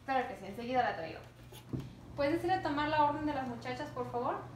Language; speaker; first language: Spanish; early bilingual, other home language; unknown